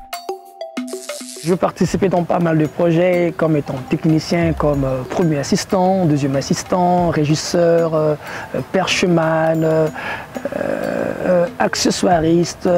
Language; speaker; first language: French; non-native, local second language; Lingala